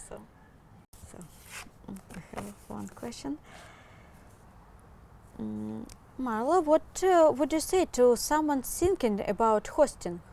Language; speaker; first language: English; non-native, learner; Ukrainian